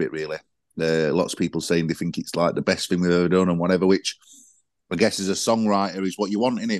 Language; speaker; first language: English; native; English